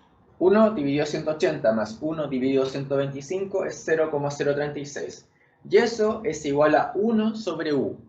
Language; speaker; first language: Spanish; native; Spanish